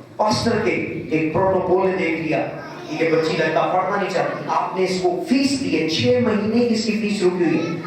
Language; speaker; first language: Urdu; non-native, local second language; Punjabi